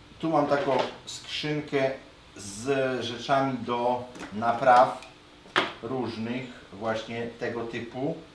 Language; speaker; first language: Polish; native; Polish